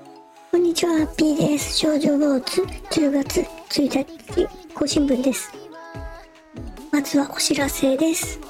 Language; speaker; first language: Japanese; native; Japanese